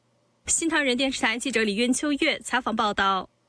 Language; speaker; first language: Chinese; native; Chinese